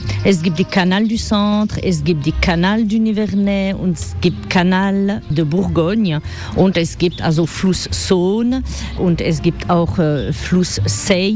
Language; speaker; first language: German; non-native, fluent; French